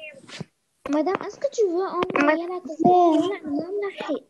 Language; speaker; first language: French; non-native, learner; Arabic